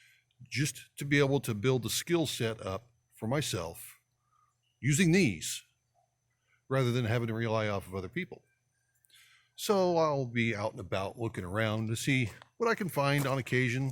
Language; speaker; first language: English; native; English